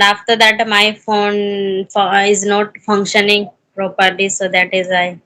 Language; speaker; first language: English; non-native, learner; Hindi